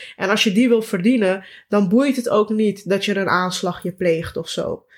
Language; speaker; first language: Dutch; early bilingual, other home language; Turkish